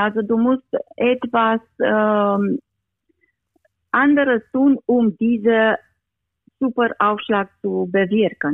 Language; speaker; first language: German; non-native, fluent; Romanian